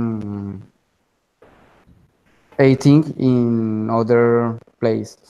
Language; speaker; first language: English; non-native, learner; Spanish